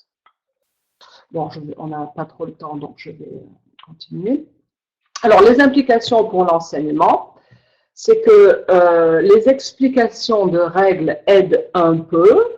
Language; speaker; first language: French; native; French